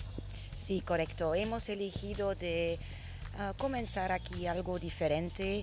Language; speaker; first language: Spanish; non-native, learner; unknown